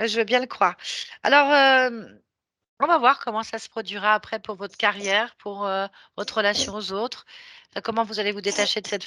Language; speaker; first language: French; native; French